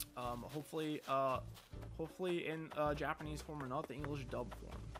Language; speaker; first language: English; native; English